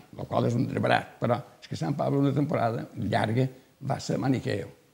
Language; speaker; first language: Spanish; non-native, local second language; Catalan